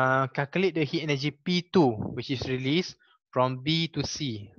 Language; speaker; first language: English; non-native, local second language; Malay